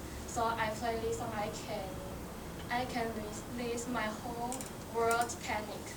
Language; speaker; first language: English; non-native, learner; Chinese